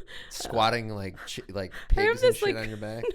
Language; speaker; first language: English; native; English